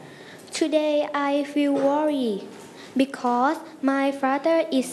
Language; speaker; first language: English; non-native, learner; Thai